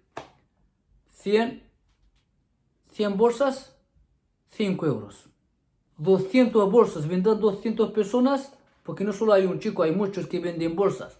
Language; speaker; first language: Spanish; non-native, fluent; Arabic